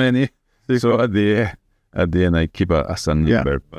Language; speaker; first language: English; non-native, fluent; Spanish